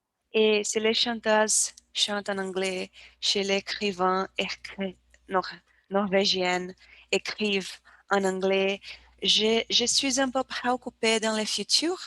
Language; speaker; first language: French; non-native, learner; Portuguese